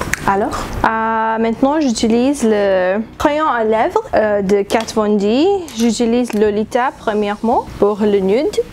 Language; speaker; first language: French; non-native, learner; English